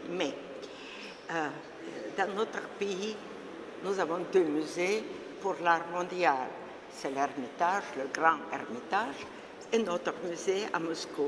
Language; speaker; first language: French; non-native, fluent; Russian